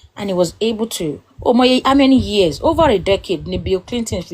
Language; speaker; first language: English; non-native, local second language; Yoruba